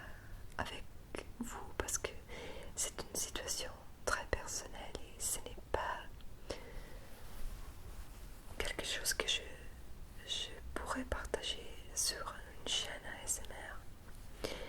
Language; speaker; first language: French; non-native, fluent; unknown